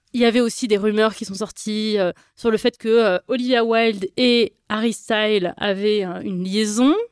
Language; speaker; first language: French; native; French